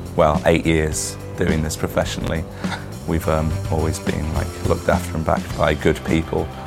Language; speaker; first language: English; native; English